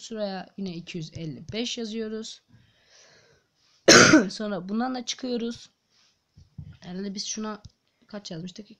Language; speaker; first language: Turkish; native; Turkish